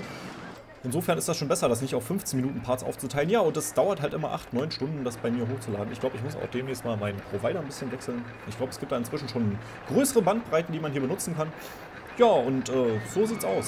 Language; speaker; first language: German; native; German